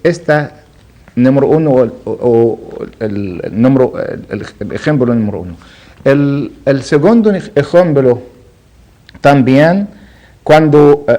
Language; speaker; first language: Spanish; non-native, learner; Arabic